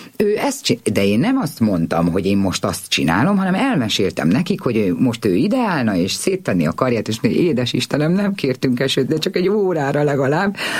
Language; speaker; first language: Hungarian; native; Hungarian